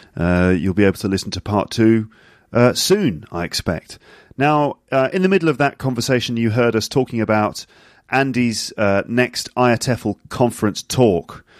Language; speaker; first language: English; native; English